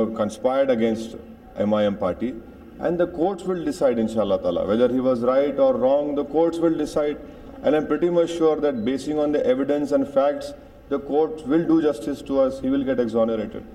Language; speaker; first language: English; non-native, local second language; Urdu